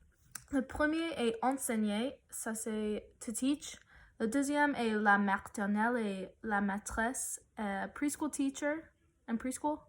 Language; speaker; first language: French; non-native, learner; English